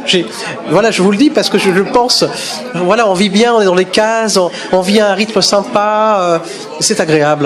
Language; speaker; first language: French; native; French